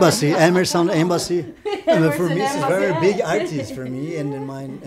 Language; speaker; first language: English; non-native, learner; Portuguese